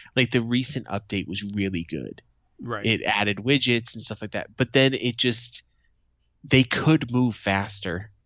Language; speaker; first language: English; native; English